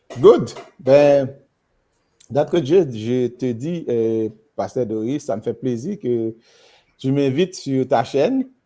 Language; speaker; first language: French; non-native, local second language; Haitian Creole